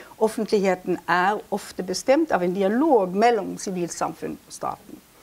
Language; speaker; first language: Norwegian; non-native, fluent; German